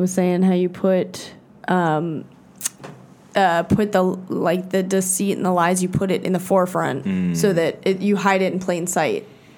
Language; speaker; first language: English; native; English